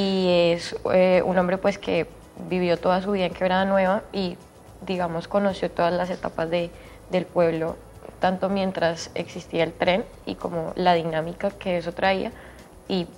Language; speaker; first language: Spanish; native; Spanish